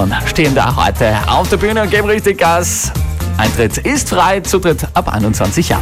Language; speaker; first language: German; native; German